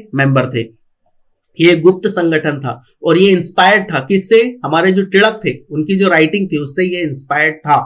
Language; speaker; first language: Hindi; non-native, local second language; Marathi